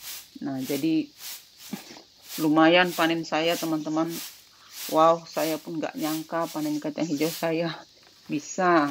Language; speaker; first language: Indonesian; native; Indonesian